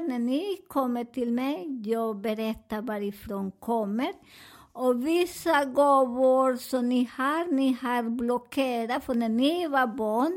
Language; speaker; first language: Swedish; non-native, learner; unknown